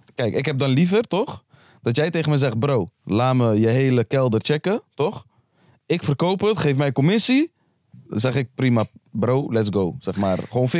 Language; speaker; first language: Dutch; early bilingual, other home language; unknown